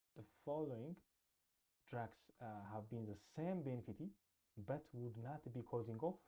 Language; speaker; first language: English; non-native, local second language; Amharic